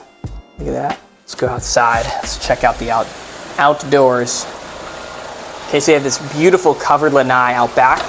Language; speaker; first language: English; native; English